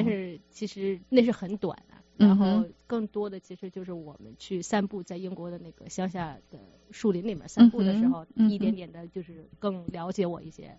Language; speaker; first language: Chinese; native; Chinese